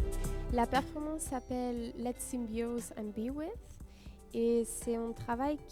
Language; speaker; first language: French; non-native, fluent; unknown